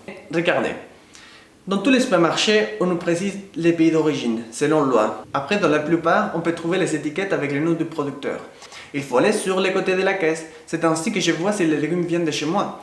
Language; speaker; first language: French; non-native, fluent; Spanish